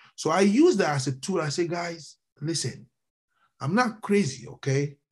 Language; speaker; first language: English; non-native, fluent; French